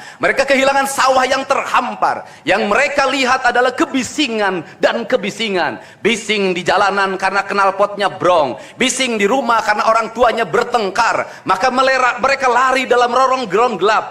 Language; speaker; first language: Indonesian; native; Indonesian